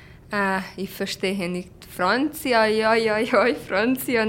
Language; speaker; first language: German; non-native, learner; Hungarian